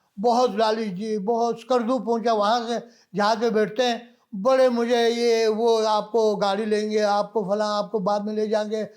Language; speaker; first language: Urdu; non-native, local second language; Balti